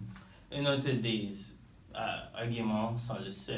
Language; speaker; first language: French; non-native, learner; English